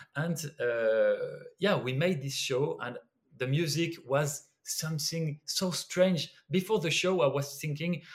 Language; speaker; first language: English; non-native, fluent; French